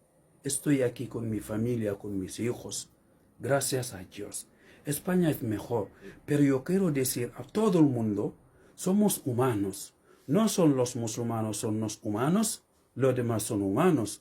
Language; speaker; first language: Spanish; non-native, learner; Fula